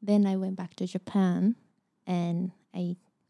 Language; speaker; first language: English; non-native, learner; Japanese